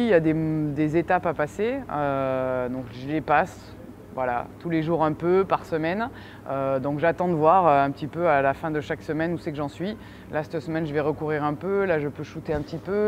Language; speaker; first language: French; native; French